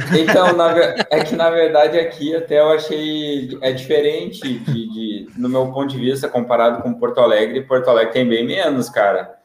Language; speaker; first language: Portuguese; native; Portuguese